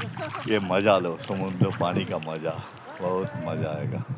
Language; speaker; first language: Hindi; non-native, local second language; Bangla